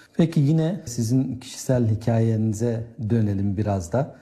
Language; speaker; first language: Turkish; native; Turkish